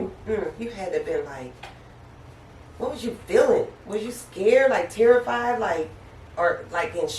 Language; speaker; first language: English; native; English